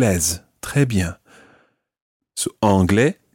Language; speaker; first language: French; non-native, fluent; English